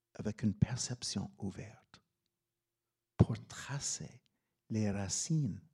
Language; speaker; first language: French; non-native, fluent; English